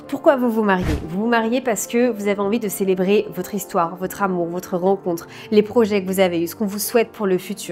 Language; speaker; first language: French; native; French